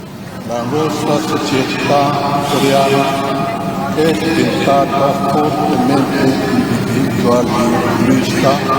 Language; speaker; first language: Italian; non-native, learner; Korean